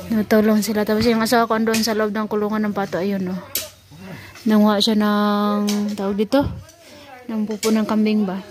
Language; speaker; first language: Filipino; non-native, local second language; Cebuano